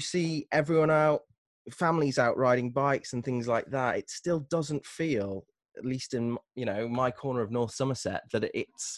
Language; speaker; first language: English; native; English